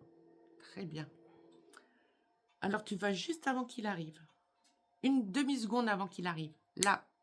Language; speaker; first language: French; native; French